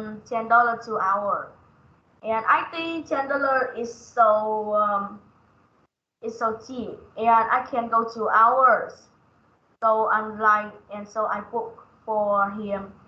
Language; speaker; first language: English; non-native, learner; Vietnamese